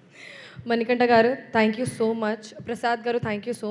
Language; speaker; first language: Telugu; non-native, fluent; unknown